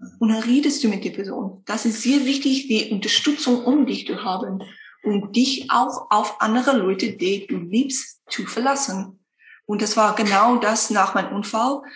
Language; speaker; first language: German; non-native, fluent; Afrikaans